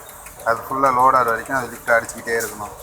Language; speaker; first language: Tamil; native; Tamil